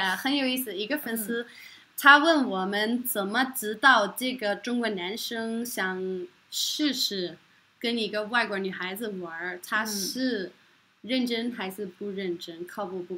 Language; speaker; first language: Chinese; non-native, fluent; Norwegian